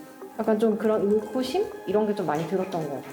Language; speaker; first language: Korean; native; Korean